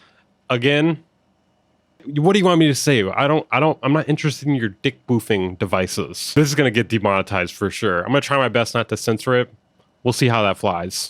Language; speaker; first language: English; native; English